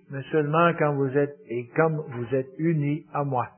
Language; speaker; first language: French; native; French